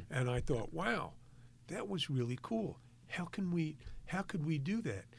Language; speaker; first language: English; native; English